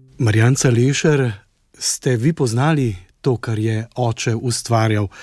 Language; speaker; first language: Slovenian; native; Slovenian